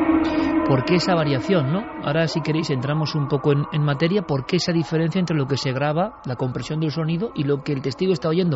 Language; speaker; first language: Spanish; native; Spanish